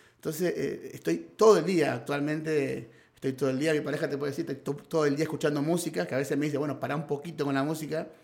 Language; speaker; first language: Spanish; native; Spanish